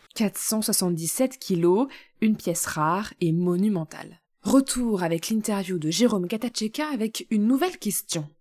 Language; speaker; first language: French; native; French